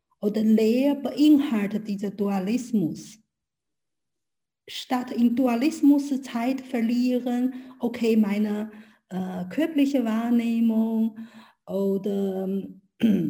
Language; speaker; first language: German; non-native, learner; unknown